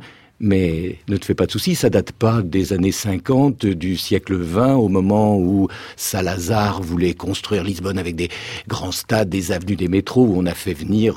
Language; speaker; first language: French; native; French